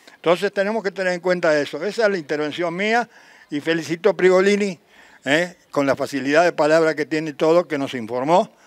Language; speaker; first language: Spanish; native; Spanish